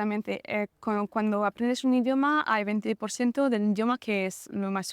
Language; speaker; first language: Spanish; non-native, fluent; French